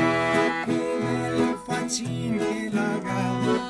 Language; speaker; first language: Italian; early bilingual, heritage; Italian